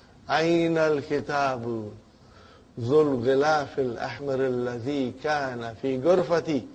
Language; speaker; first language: Arabic; non-native, fluent; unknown